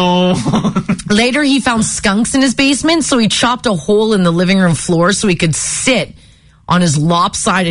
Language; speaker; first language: English; native; English